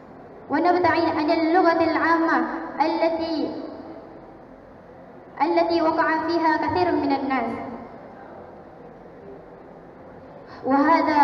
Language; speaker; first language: Arabic; non-native, fluent; Malay